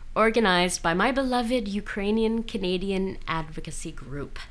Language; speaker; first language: English; native; English